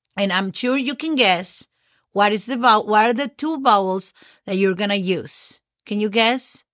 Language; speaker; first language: English; non-native, fluent; Spanish